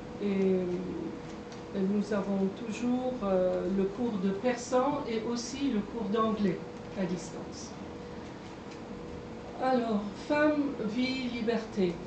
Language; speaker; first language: French; non-native, fluent; Persian